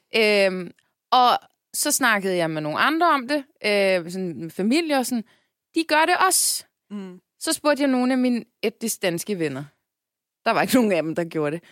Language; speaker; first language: Danish; early bilingual, other home language; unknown